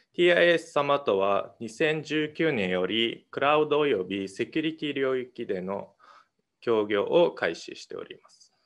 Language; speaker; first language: Japanese; non-native, fluent; Mongolian